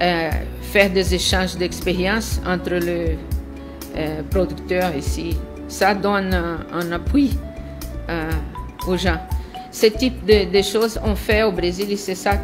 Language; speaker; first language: French; non-native, fluent; Portuguese